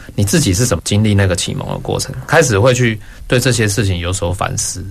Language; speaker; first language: Chinese; native; Chinese